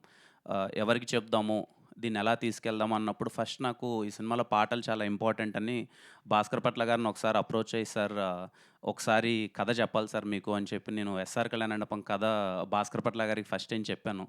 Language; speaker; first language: Telugu; native; Telugu